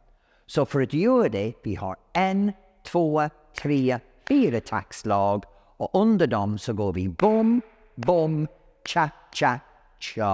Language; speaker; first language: Swedish; non-native, fluent; English